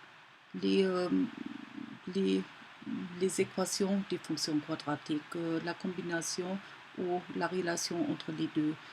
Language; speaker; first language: French; non-native, fluent; German